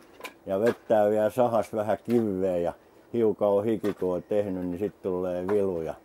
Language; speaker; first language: Finnish; native; Finnish